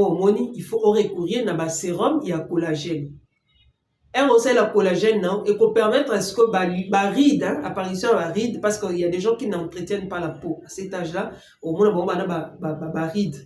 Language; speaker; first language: French; non-native, local second language; Lingala